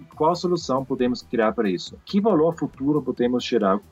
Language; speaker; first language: Portuguese; non-native, fluent; German